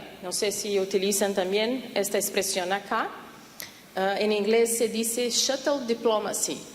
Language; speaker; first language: Spanish; non-native, fluent; Portuguese